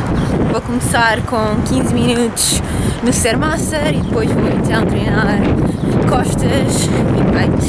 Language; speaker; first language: Portuguese; early bilingual, heritage; Portuguese